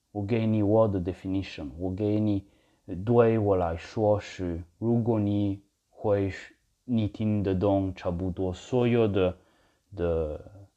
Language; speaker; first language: Chinese; non-native, learner; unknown